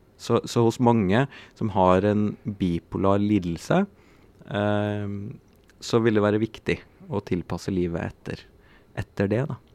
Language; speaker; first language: Norwegian; native; Norwegian